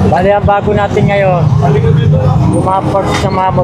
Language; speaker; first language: Filipino; native; Filipino